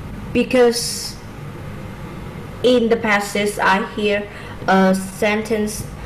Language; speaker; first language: English; non-native, learner; Vietnamese